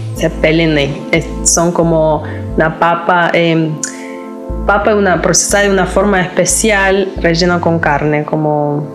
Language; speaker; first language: Spanish; non-native, fluent; Lithuanian